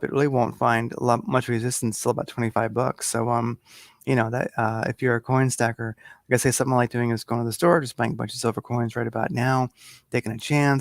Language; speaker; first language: English; native; English